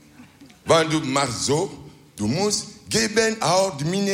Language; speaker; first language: Dutch; non-native, learner; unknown